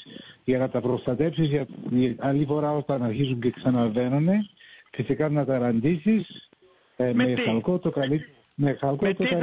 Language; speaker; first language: Greek; early bilingual, heritage; Greek